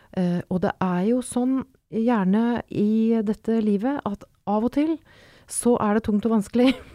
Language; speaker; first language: Norwegian; native; Norwegian